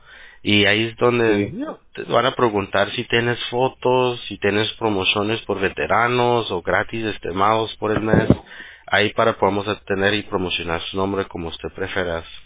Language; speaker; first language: Spanish; early bilingual, heritage; Spanish